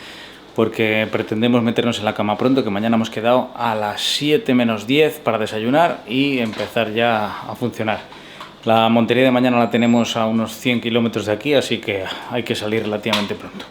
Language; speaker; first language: Spanish; native; Spanish